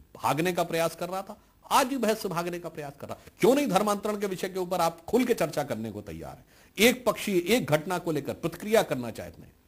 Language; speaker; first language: Hindi; native; Hindi